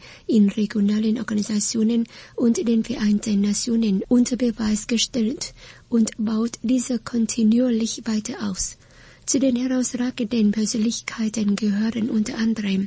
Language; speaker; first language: German; non-native, fluent; Vietnamese